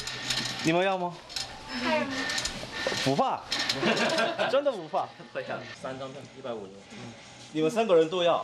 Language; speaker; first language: Chinese; non-native, learner; Korean